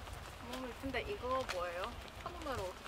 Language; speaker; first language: Korean; non-native, learner; English